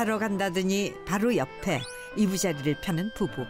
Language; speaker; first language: Korean; native; Korean